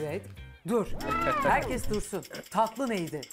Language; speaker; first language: Turkish; native; Turkish